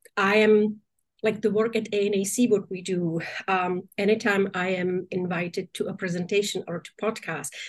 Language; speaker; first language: English; non-native, fluent; Czech